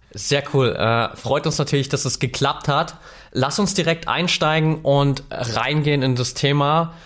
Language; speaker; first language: German; native; German